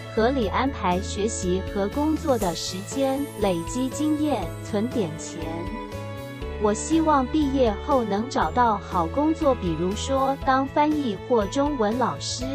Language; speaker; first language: Chinese; non-native, fluent; Vietnamese